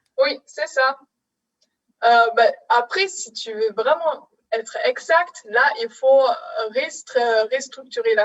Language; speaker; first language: French; non-native, fluent; German